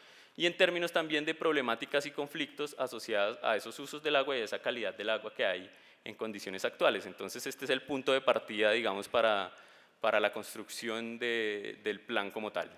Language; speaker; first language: Spanish; native; Spanish